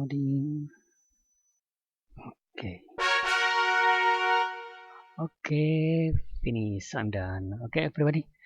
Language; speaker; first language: English; non-native, fluent; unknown